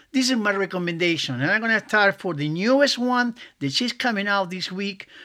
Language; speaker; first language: English; non-native, fluent; Spanish